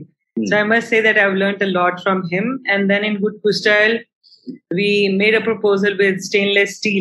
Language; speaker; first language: English; non-native, local second language; Hindi